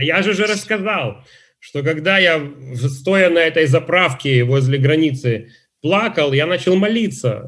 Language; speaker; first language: Russian; native; Russian